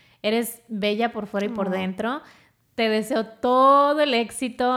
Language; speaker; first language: Spanish; early bilingual, heritage; Spanish